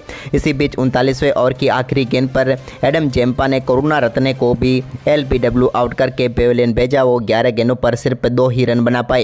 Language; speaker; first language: Hindi; native; Hindi